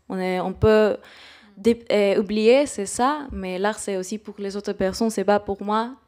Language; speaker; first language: French; non-native, fluent; Spanish